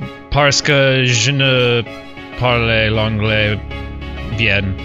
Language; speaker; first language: French; non-native, learner; English